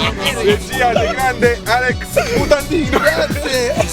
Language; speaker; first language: Italian; native; Italian